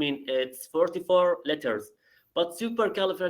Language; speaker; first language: English; non-native, learner; Arabic